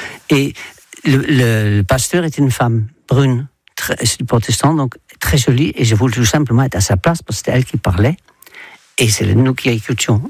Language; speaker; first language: French; non-native, fluent; Dutch